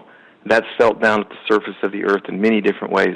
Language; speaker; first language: English; native; English